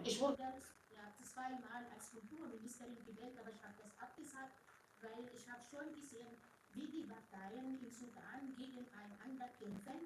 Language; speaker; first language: German; non-native, fluent; Arabic